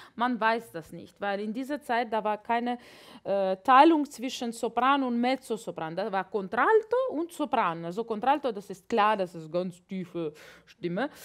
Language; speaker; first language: German; non-native, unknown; Latvian